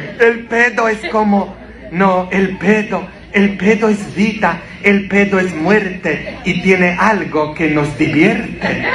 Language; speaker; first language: Spanish; non-native, fluent; Polish